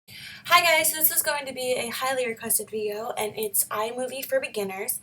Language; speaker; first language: English; native; English